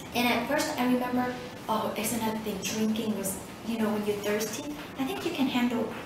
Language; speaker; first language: English; early bilingual, other home language; Vietnamese